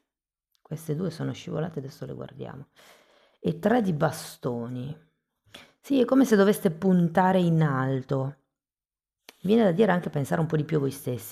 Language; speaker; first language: Italian; native; Italian